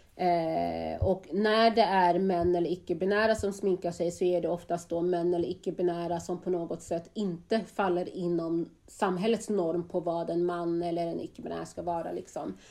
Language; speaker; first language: Swedish; native; Swedish